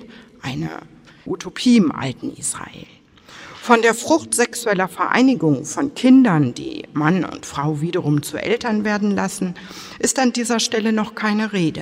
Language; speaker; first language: German; native; German